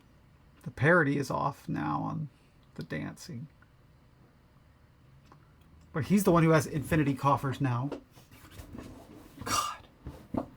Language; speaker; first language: English; native; English